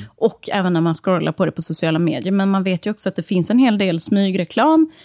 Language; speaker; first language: Swedish; early bilingual, other home language; Serbian